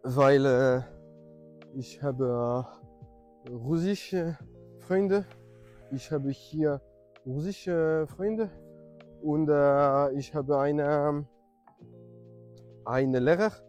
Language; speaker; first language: German; non-native, learner; French